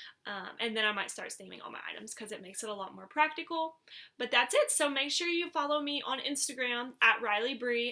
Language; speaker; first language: English; native; English